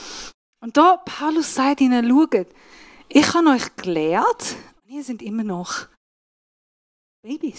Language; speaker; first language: German; non-native, fluent; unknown